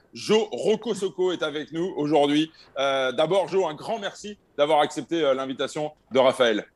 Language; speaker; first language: French; native; French